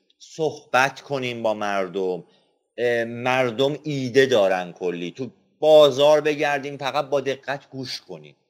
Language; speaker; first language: Persian; non-native, local second language; Azerbaijani